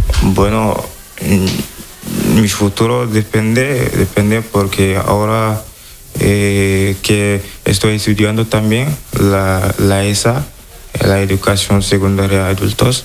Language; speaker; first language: Spanish; non-native, learner; Wolof